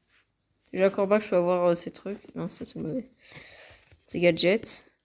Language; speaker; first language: French; native; French